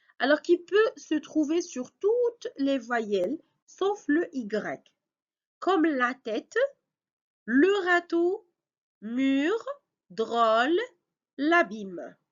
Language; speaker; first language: French; non-native, local second language; Arabic